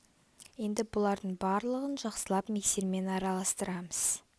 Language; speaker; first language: Kazakh; native; Kazakh